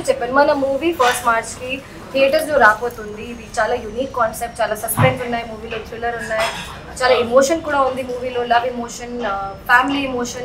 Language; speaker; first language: Telugu; non-native, learner; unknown